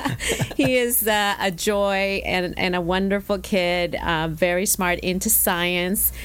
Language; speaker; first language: English; early bilingual, other home language; Spanish